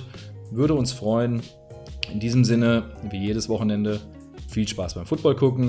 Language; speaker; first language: German; native; German